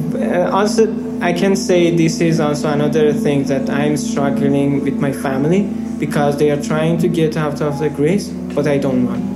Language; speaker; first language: English; non-native, fluent; Persian